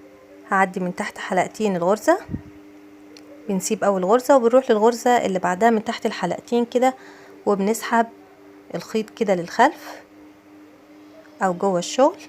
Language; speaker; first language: Arabic; native; Arabic